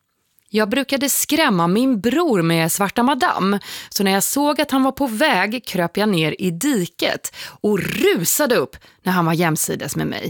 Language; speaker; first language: Swedish; native; Swedish